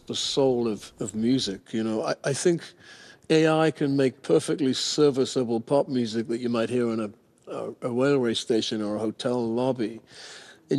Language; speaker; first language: English; native; English